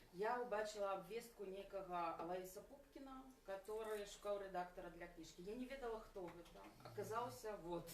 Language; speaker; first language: Belarusian; non-native, local second language; Russian